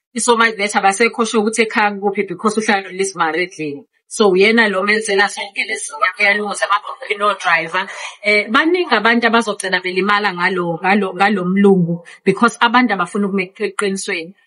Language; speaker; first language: Zulu; non-native, local second language; South Ndebele